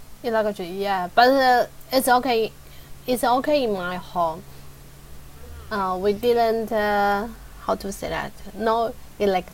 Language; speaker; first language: English; non-native, learner; Chinese